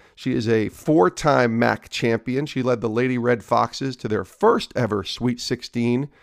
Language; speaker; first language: English; native; English